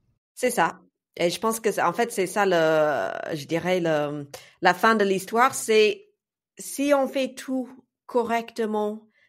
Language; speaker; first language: French; non-native, fluent; English